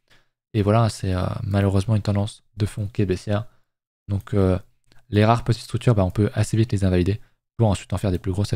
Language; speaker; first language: French; native; French